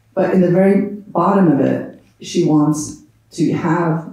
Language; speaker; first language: English; native; English